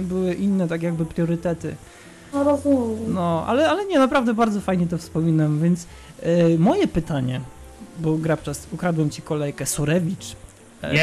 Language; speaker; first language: Polish; native; Polish